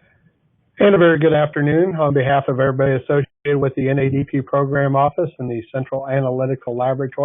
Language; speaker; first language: English; native; English